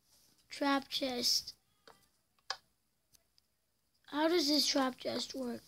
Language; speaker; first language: English; native; English